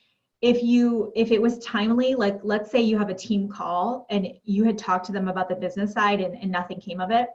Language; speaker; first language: English; native; English